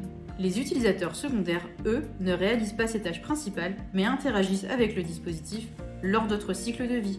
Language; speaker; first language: French; native; French